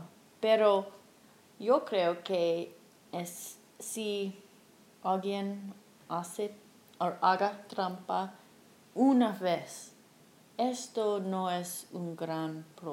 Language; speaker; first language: Spanish; non-native, learner; English